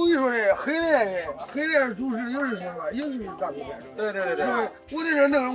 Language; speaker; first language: Chinese; native; Chinese